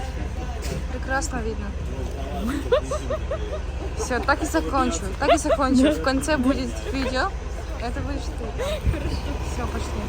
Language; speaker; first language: Russian; non-native, fluent; Mongolian